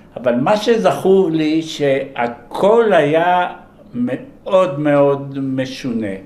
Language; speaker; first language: Hebrew; early bilingual, other home language; Polish